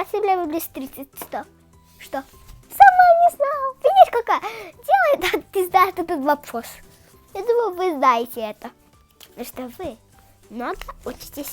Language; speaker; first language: Russian; early bilingual, heritage; Russian